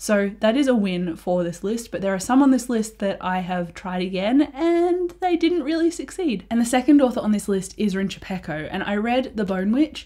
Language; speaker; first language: English; native; English